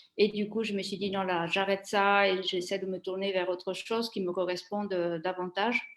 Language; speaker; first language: French; non-native, fluent; Italian